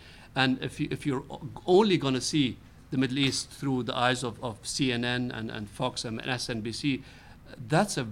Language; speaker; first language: English; non-native, fluent; Arabic